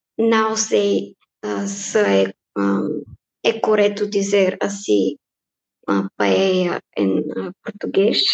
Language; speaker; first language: Portuguese; non-native, fluent; Bulgarian